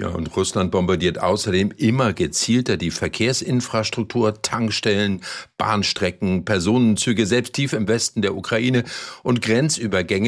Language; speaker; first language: German; native; German